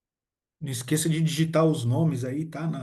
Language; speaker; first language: Portuguese; native; Portuguese